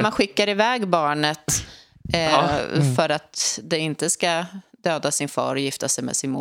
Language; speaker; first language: Swedish; native; Swedish